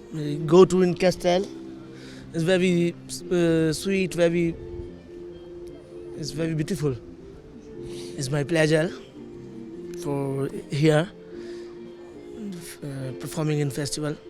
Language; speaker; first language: English; non-native, learner; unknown